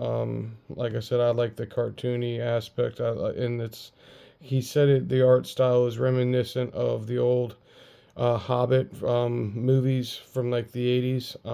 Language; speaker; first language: English; native; English